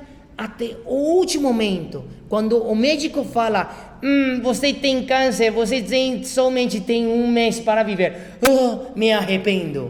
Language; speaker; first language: Portuguese; non-native, fluent; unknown